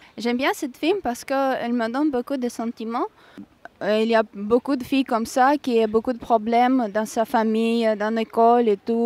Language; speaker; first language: French; non-native, fluent; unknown